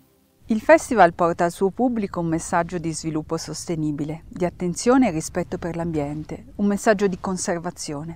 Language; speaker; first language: Italian; native; Italian